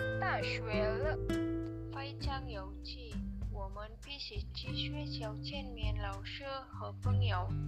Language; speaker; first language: Chinese; non-native, learner; Indonesian